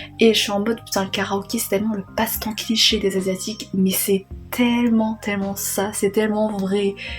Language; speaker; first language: French; early bilingual, other home language; Vietnamese